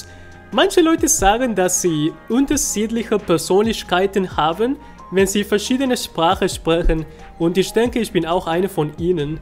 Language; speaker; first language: German; non-native, fluent; Spanish